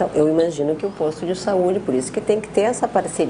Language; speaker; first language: Portuguese; native; Portuguese